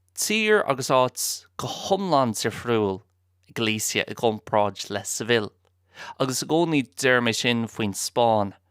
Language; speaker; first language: Irish; non-native, local second language; English